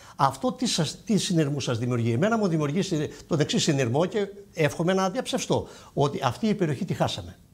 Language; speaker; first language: Greek; native; Greek